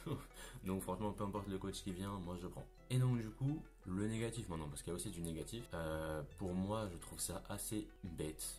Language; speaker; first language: French; native; French